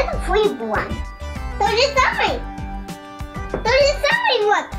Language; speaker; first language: Russian; native; Russian